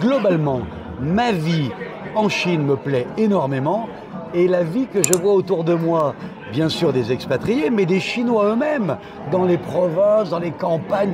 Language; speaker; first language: French; native; French